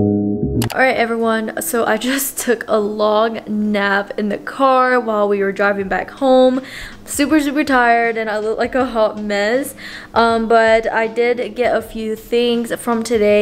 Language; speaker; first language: English; native; English